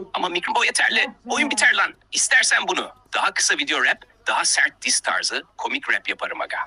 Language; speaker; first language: Turkish; native; Turkish